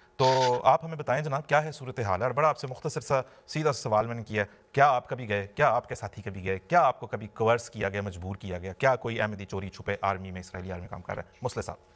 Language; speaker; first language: Urdu; native; Urdu